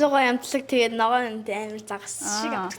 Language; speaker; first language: Mongolian; early bilingual, heritage; Mongolian